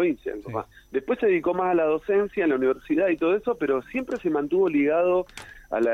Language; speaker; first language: Spanish; native; Spanish